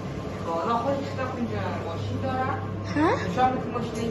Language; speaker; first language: Persian; native; Persian